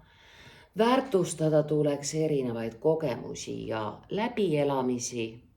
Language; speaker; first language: Estonian; native; Estonian